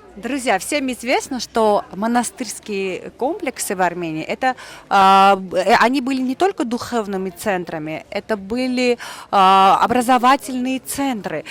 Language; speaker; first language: Russian; non-native, local second language; Armenian